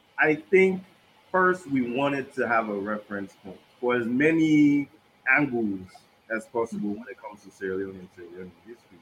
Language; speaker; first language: English; non-native, local second language; Krio